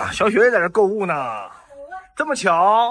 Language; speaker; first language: Chinese; native; Chinese